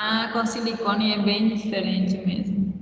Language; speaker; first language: Portuguese; non-native, fluent; Spanish